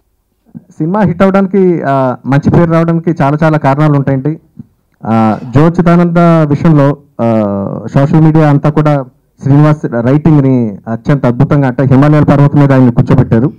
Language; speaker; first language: Telugu; native; Telugu